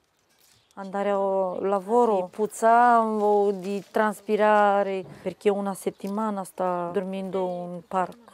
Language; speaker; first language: Italian; non-native, local second language; Romanian